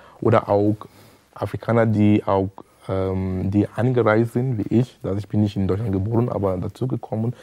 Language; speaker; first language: German; non-native, fluent; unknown